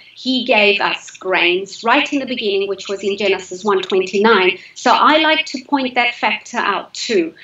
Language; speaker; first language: English; native; English